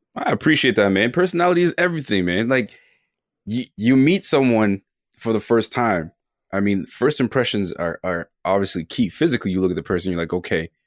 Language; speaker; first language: English; native; English